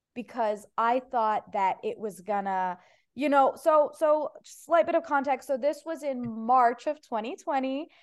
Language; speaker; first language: English; early bilingual, other home language; Persian